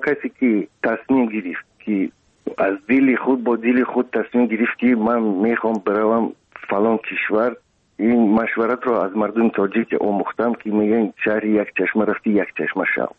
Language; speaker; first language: Persian; non-native, local second language; Russian